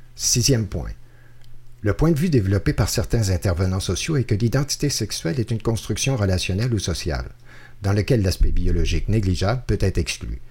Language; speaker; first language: French; native; French